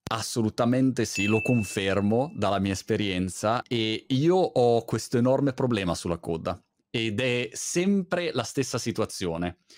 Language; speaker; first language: Italian; native; Italian